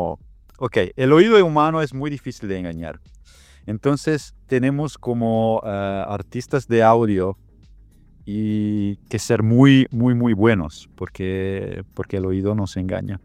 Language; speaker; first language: Spanish; non-native, fluent; Italian